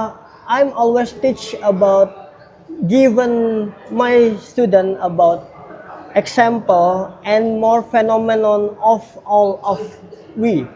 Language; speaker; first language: English; non-native, learner; Indonesian